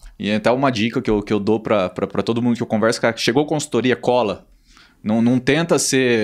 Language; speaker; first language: Portuguese; native; Portuguese